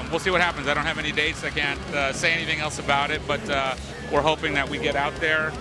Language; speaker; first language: English; early bilingual, other home language; Spanish